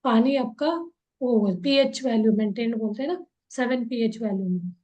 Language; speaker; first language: Hindi; non-native, local second language; Kannada